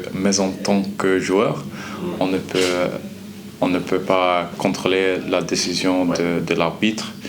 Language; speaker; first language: French; non-native, learner; Swedish